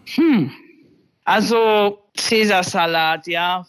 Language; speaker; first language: German; early bilingual, other home language; Spanish